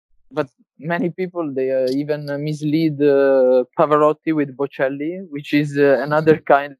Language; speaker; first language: English; non-native, fluent; Italian